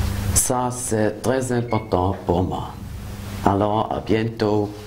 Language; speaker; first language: French; non-native, local second language; German